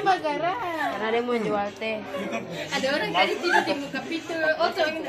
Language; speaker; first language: Malay; native; Malay